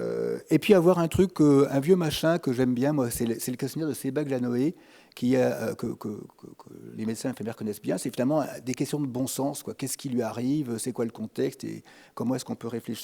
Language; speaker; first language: French; native; French